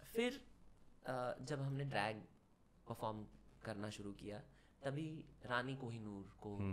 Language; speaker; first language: Hindi; non-native, local second language; Marathi